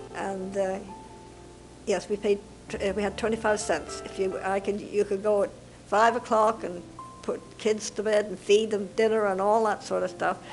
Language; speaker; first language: English; native; English